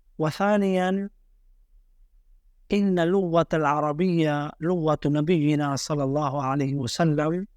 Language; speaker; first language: Arabic; non-native, fluent; Urdu